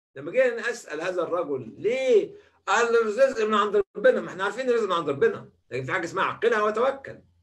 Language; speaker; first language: Arabic; native; Arabic